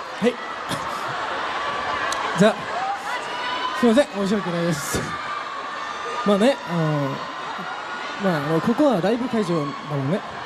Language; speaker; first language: Japanese; non-native, fluent; Korean